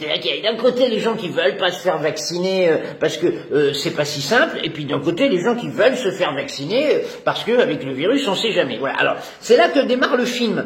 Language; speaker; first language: French; native; French